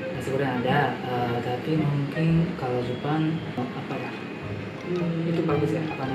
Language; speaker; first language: Indonesian; non-native, learner; Japanese